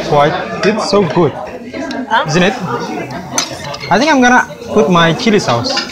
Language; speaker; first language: English; non-native, fluent; Indonesian